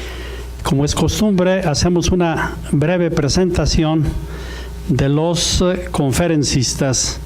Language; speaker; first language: Spanish; native; Spanish